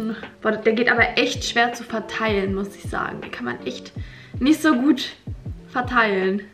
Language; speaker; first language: German; native; German